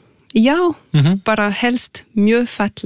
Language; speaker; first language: Icelandic; non-native, fluent; French